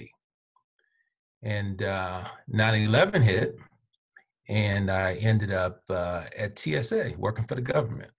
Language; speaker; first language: English; native; English